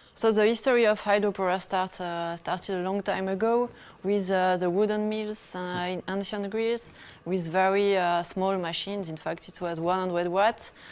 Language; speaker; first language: English; non-native, fluent; French